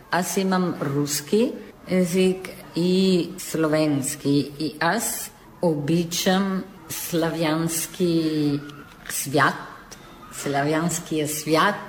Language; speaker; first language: Bulgarian; non-native, learner; Italian